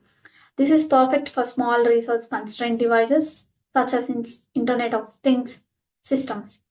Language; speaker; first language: English; non-native, local second language; Telugu